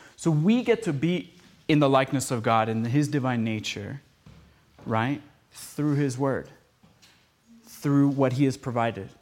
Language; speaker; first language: English; early bilingual, other home language; Spanish